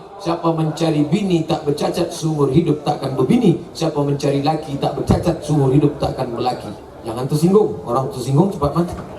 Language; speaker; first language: Indonesian; native; Indonesian